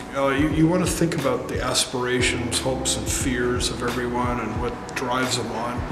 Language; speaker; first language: English; native; English